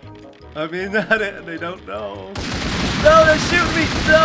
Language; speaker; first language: English; native; English